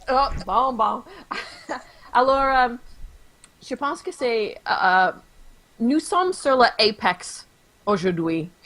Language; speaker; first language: French; non-native, local second language; English